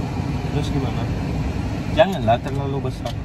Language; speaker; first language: Indonesian; non-native, fluent; Urdu